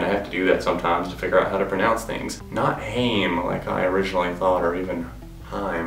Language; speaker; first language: English; native; English